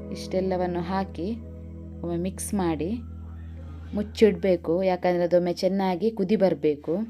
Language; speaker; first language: Kannada; non-native, local second language; Tulu